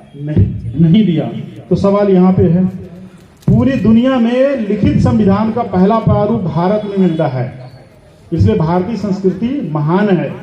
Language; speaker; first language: Hindi; native; Hindi